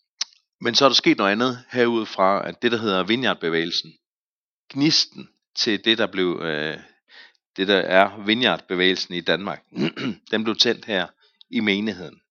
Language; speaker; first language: Danish; native; Danish